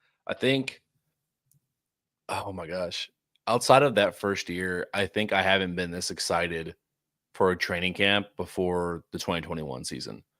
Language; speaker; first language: English; native; English